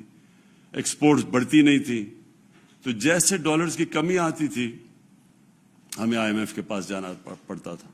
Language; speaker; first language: Urdu; native; Urdu